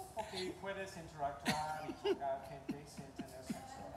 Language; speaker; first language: Spanish; non-native, learner; English